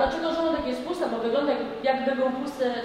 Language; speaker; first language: Polish; native; Polish